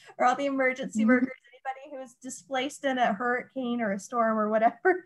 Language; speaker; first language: English; native; English